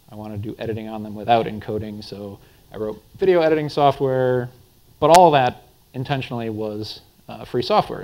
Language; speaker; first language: English; native; English